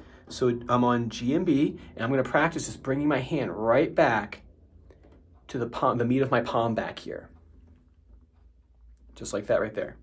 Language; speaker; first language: English; native; English